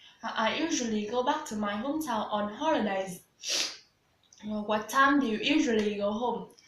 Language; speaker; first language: English; non-native, learner; Vietnamese